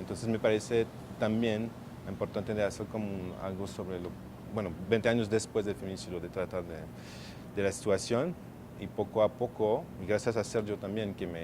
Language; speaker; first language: Spanish; non-native, fluent; French